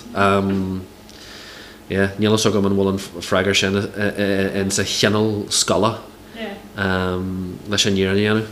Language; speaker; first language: Irish; non-native, local second language; English